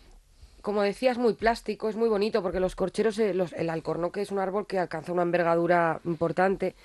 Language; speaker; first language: Spanish; native; Spanish